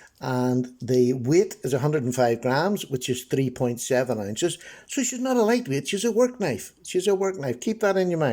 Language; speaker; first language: English; native; English